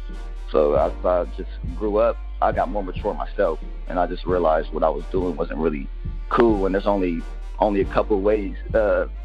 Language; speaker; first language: English; native; English